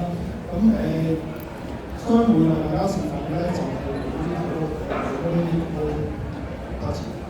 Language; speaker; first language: Cantonese; native; Cantonese